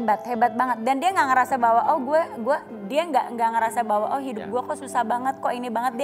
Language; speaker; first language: Indonesian; native; Indonesian